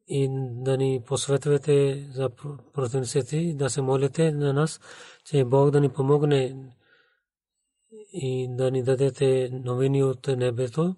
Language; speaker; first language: Bulgarian; non-native, learner; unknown